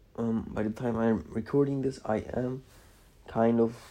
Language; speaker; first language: English; non-native, fluent; Polish